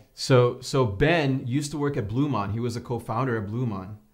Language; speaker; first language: English; non-native, fluent; Portuguese